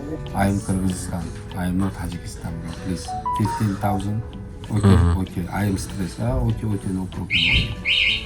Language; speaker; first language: English; non-native, learner; Kyrgyz